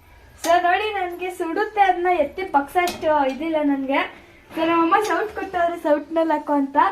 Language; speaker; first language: Kannada; native; Kannada